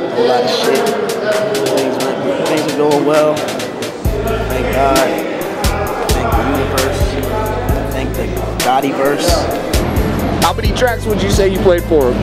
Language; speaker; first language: English; native; English